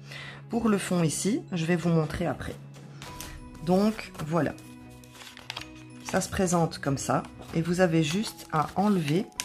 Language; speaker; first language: French; native; French